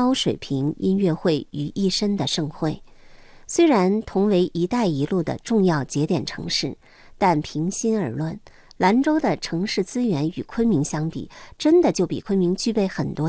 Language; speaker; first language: Chinese; native; Chinese